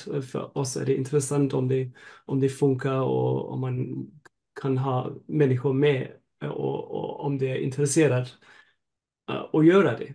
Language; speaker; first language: Swedish; non-native, fluent; German